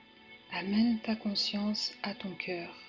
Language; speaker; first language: French; native; French